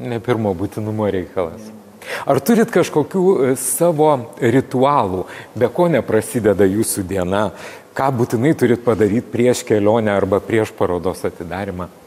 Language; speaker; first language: Lithuanian; native; Lithuanian